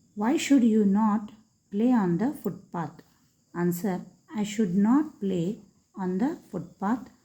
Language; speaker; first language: English; non-native, local second language; Kannada